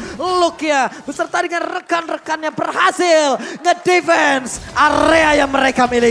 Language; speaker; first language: Indonesian; native; Indonesian